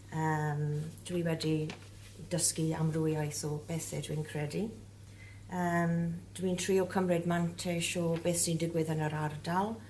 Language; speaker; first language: Welsh; non-native, local second language; English